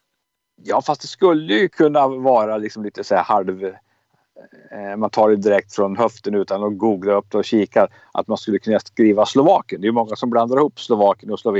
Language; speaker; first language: Swedish; native; Swedish